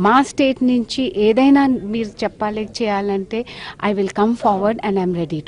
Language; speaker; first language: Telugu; non-native, local second language; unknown